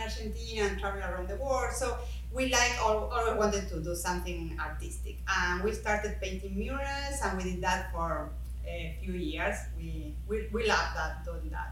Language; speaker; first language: English; non-native, fluent; Spanish